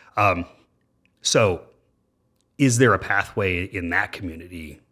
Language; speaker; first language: English; native; English